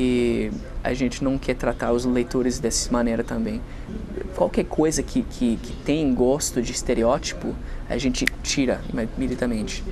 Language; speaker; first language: Portuguese; non-native, fluent; English